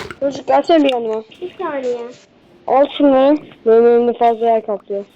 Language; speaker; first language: Turkish; native; Turkish